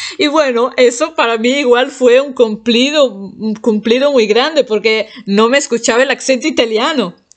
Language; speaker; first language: Spanish; non-native, fluent; Italian